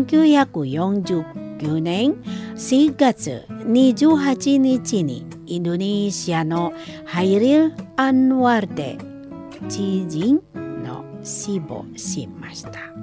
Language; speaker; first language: Japanese; non-native, fluent; Indonesian